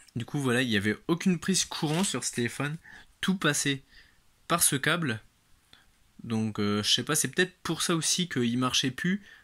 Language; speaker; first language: French; native; French